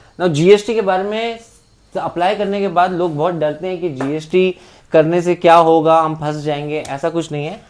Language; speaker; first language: Hindi; non-native, local second language; Bangla